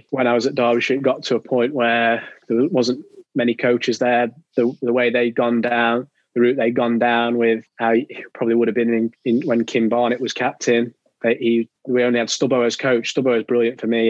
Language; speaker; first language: English; native; English